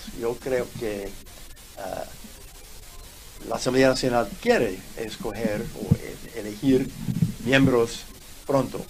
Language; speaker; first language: Spanish; non-native, fluent; English